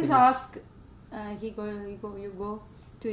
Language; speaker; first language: English; non-native, learner; Tamil